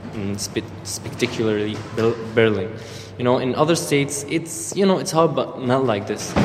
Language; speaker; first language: English; non-native, fluent; Arabic